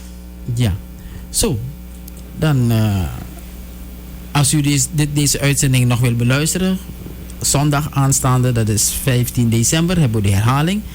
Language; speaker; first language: Dutch; native; Dutch